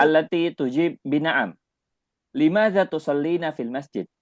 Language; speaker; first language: Arabic; non-native, fluent; Indonesian